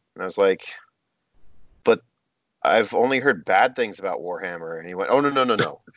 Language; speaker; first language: English; native; English